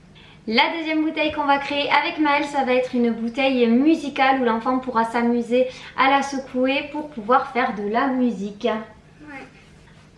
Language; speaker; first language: French; native; French